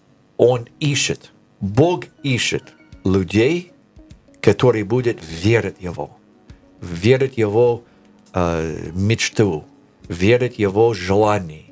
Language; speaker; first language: Russian; non-native, learner; English